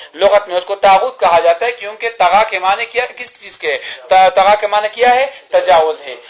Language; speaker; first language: Urdu; non-native, local second language; Pashto